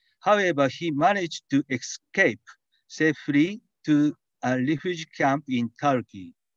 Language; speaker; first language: English; non-native, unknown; Japanese